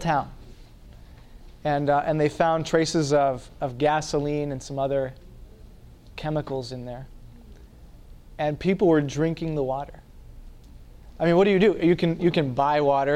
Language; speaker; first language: English; native; English